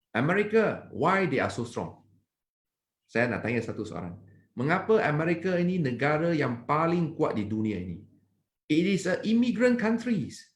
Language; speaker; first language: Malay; non-native, local second language; Chinese